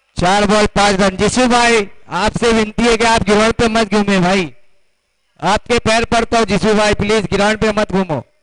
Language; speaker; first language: Hindi; native; Hindi